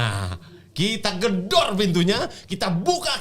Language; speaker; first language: Indonesian; native; Indonesian